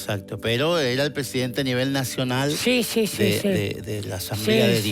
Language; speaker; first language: Spanish; native; Spanish